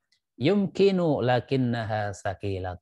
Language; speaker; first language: Arabic; non-native, fluent; Indonesian